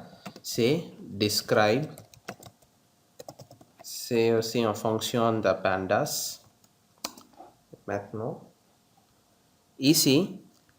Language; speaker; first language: French; non-native, learner; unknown